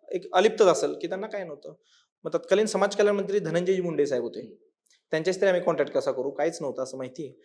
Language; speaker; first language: Marathi; native; Marathi